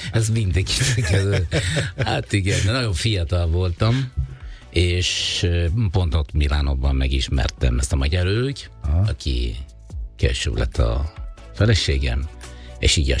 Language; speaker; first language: Hungarian; non-native, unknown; Italian